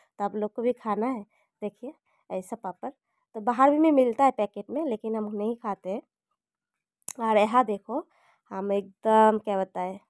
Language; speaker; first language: Hindi; non-native, local second language; Bangla